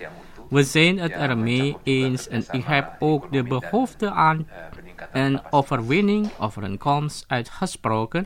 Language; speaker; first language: Dutch; non-native, fluent; Indonesian